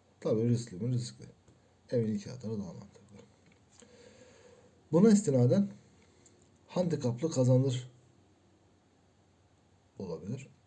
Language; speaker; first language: Turkish; native; Turkish